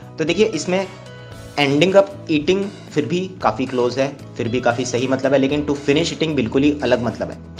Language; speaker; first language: Hindi; native; Hindi